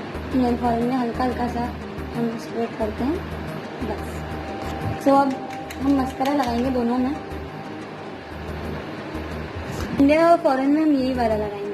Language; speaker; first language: Hindi; native; Hindi